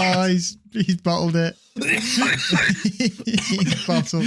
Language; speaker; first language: English; native; English